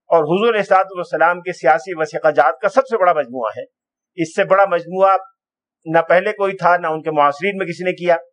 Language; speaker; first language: Urdu; native; Urdu